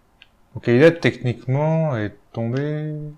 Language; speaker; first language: French; native; French